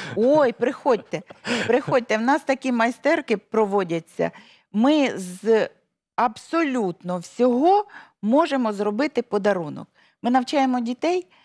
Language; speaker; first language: Ukrainian; native; Ukrainian